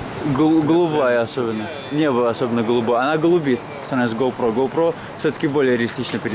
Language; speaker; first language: Russian; native; Russian